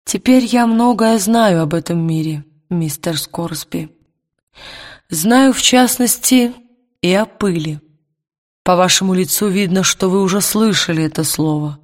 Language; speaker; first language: Russian; native; Russian